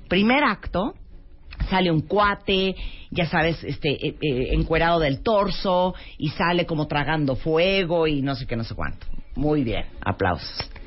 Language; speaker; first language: Spanish; early bilingual, other home language; English